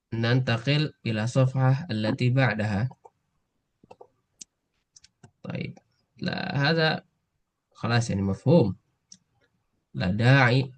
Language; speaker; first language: Arabic; non-native, local second language; Indonesian